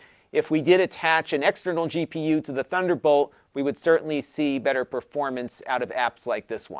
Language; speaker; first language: English; native; English